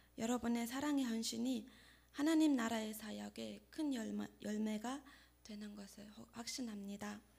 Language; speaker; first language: Korean; non-native, fluent; Mongolian